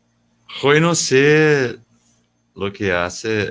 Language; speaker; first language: Spanish; non-native, learner; Portuguese